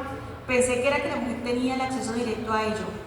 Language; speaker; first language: Spanish; native; Spanish